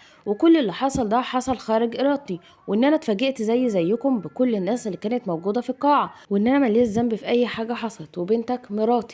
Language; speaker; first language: Arabic; native; Arabic